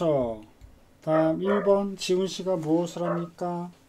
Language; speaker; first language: Korean; native; Korean